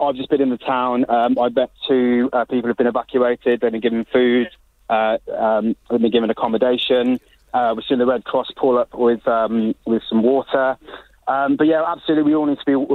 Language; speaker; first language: English; native; English